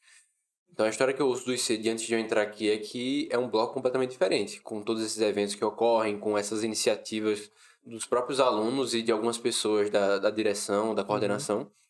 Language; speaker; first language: Portuguese; native; Portuguese